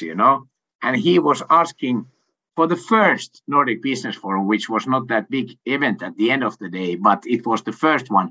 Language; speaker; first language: English; non-native, fluent; Swedish